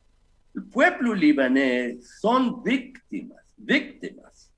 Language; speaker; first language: Spanish; non-native, fluent; Arabic